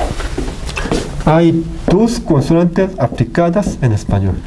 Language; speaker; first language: Spanish; non-native, fluent; Korean